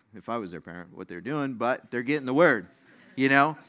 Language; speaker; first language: English; native; English